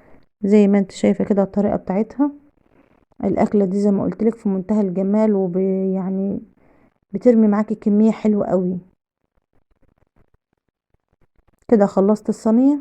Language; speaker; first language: Arabic; native; Arabic